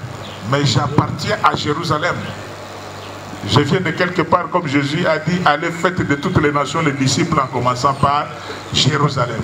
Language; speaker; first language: French; non-native, local second language; Luba-Lulua